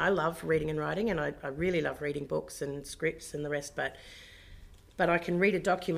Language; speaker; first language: English; native; English